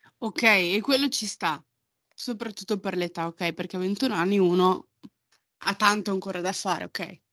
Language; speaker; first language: Italian; early bilingual, other home language; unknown